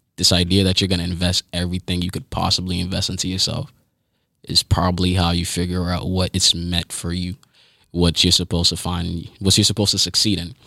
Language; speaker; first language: English; early bilingual, other home language; Haitian Creole